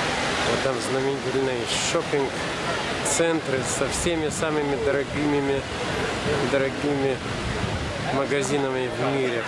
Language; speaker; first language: Russian; non-native, fluent; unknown